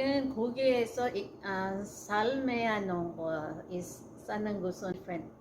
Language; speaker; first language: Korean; non-native, learner; Cebuano